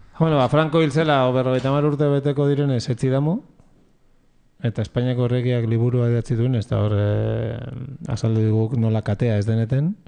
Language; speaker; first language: Basque; native; Basque